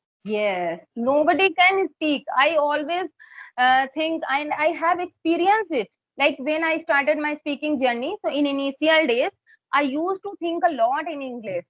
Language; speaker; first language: English; non-native, fluent; Hindi